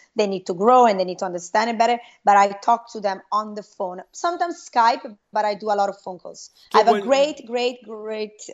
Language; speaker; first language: English; non-native, fluent; Italian